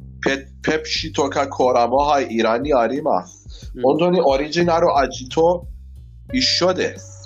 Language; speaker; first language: Japanese; non-native, learner; Persian